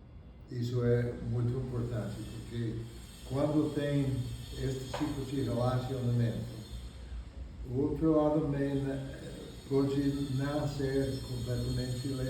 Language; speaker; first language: Portuguese; non-native, fluent; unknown